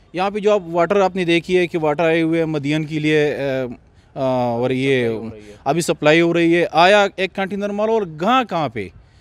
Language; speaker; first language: Urdu; non-native, local second language; Pashto